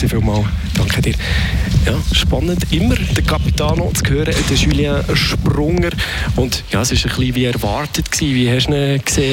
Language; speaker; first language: German; native; German